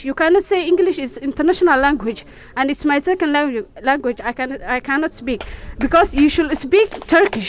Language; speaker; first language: English; non-native, fluent; Somali